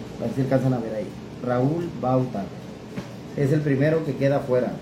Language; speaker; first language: Spanish; native; Spanish